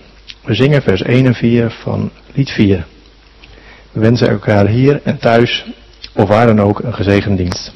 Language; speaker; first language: Dutch; native; Dutch